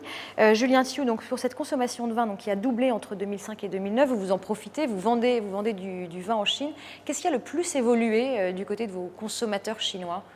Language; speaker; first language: French; native; French